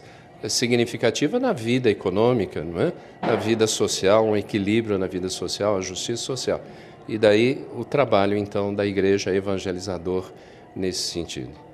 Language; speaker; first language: Portuguese; native; Portuguese